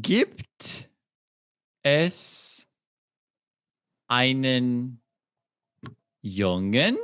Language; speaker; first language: German; non-native, fluent; English